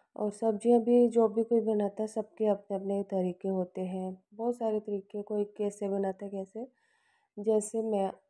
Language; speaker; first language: Hindi; non-native, local second language; Punjabi